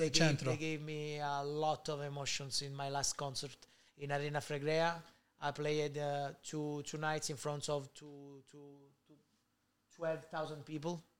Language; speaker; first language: English; non-native, learner; Italian